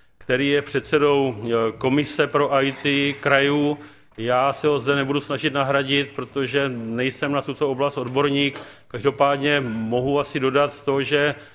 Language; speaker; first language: Czech; native; Czech